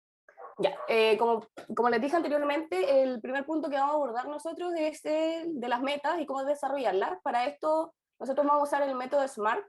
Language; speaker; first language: Spanish; native; Spanish